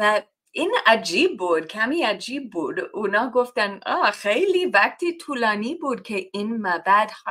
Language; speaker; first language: Persian; non-native, fluent; English